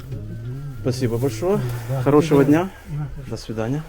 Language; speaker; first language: Russian; non-native, fluent; English